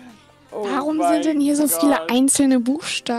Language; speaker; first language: German; native; German